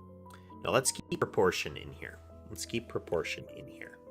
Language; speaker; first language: English; native; English